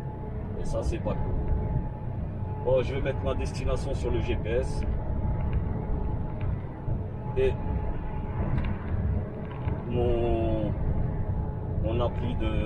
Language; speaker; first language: French; native; French